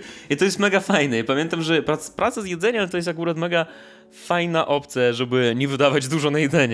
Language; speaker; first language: Polish; non-native, fluent; Russian